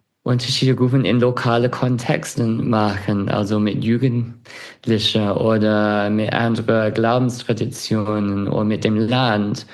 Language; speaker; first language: German; non-native, fluent; English